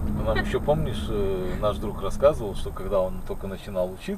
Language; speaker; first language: Russian; native; Russian